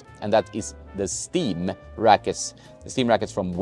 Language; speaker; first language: English; non-native, fluent; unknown